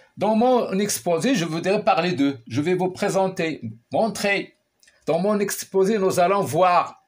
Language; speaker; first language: French; non-native, local second language; Arabic